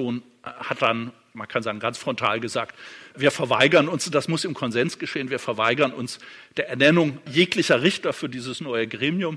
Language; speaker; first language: German; native; German